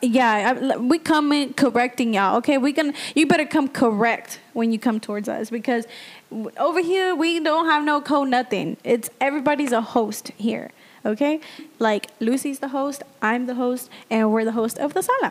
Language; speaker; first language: English; early bilingual, other home language; Spanish